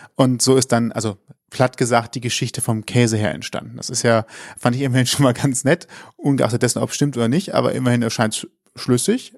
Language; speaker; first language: German; native; German